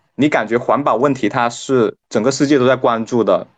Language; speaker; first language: Chinese; non-native, local second language; Cantonese